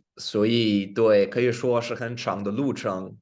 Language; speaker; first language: Chinese; non-native, learner; English